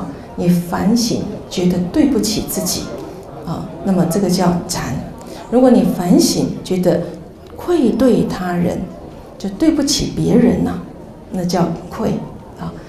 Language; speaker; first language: Chinese; native; Chinese